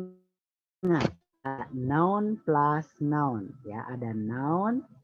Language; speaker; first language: Indonesian; native; Indonesian